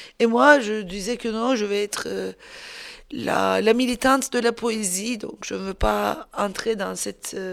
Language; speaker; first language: French; non-native, fluent; Turkish